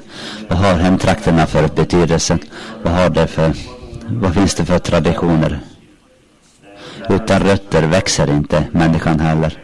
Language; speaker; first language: Swedish; non-native, local second language; Finnish